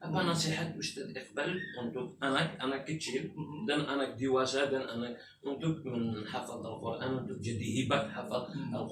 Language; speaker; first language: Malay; non-native, fluent; Arabic